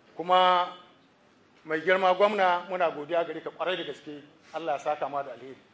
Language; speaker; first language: Hausa; native; Hausa